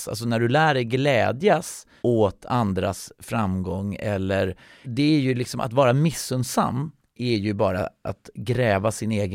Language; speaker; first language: Swedish; native; Swedish